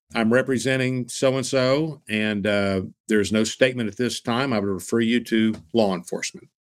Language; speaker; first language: English; native; English